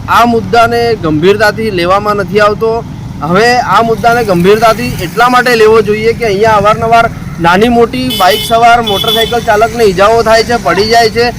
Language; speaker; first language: Gujarati; native; Gujarati